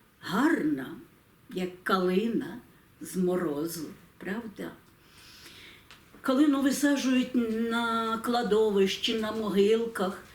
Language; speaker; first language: Ukrainian; native; Ukrainian